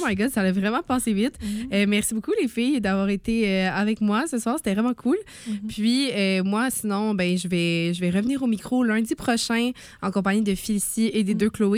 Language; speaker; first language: French; native; French